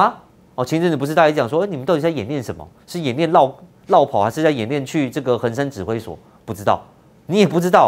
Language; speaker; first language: Chinese; native; Chinese